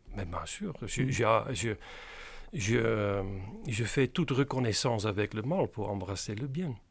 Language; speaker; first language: French; non-native, fluent; Dutch